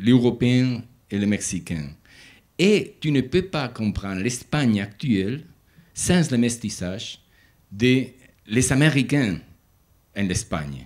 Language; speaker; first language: French; non-native, learner; Spanish